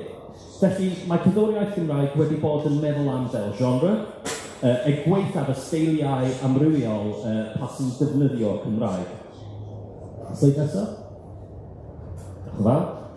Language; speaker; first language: Welsh; non-native, fluent; English